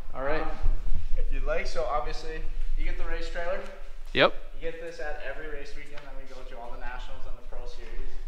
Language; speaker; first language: English; native; English